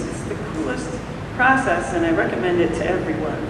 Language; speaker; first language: English; native; English